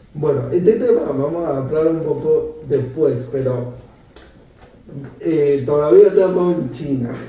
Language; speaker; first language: Spanish; non-native, fluent; Chinese